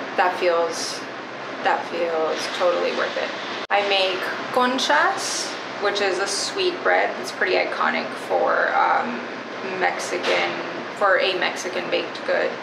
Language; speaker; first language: English; native; English